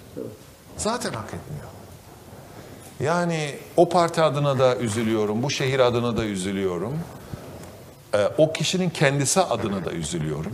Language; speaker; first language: Turkish; native; Turkish